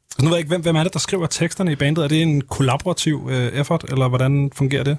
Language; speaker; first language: Danish; native; Danish